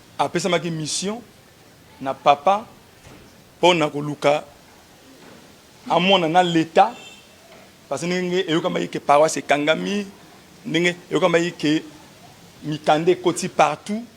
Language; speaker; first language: Lingala; native; Lingala